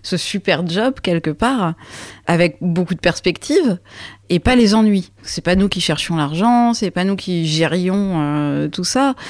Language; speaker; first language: French; native; French